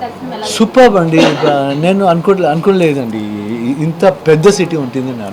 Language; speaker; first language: Telugu; non-native, learner; Kannada